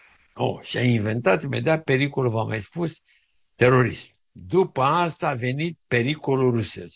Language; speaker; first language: Romanian; native; Romanian